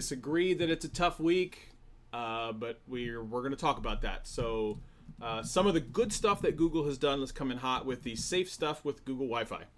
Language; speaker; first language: English; native; English